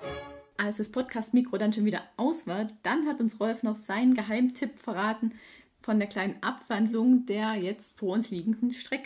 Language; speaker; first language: German; native; German